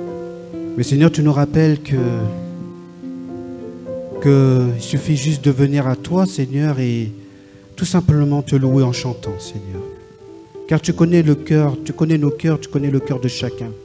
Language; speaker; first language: French; native; French